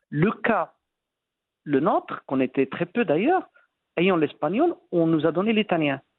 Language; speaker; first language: French; non-native, local second language; Arabic